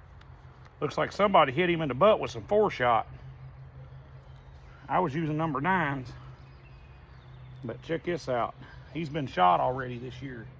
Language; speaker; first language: English; native; English